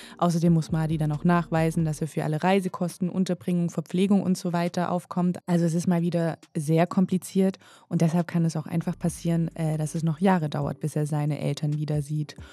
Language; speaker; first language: German; native; German